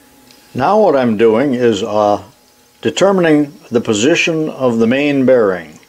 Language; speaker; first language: English; native; English